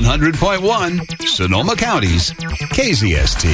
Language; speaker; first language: English; native; English